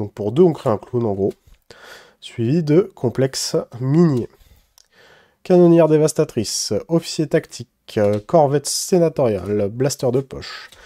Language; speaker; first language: French; native; French